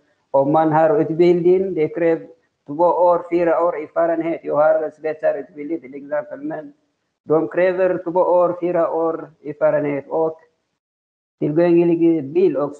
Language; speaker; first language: Swedish; non-native, learner; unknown